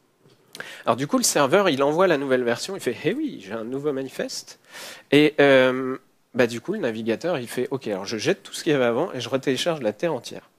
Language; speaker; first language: French; native; French